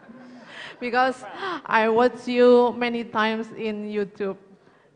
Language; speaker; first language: English; non-native, learner; Indonesian